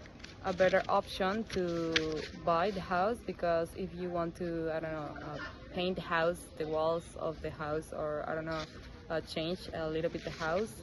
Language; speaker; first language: English; non-native, fluent; Spanish